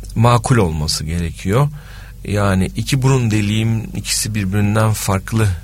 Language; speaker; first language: Turkish; native; Turkish